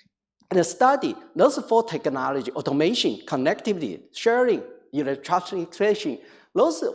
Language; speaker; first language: English; non-native, fluent; Chinese